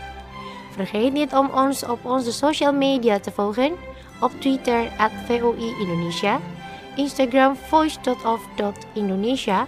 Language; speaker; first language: Dutch; non-native, learner; Indonesian